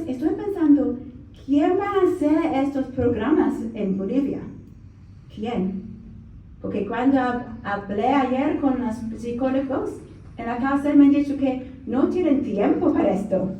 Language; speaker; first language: Spanish; non-native, learner; English